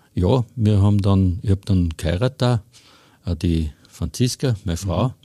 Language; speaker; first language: German; native; German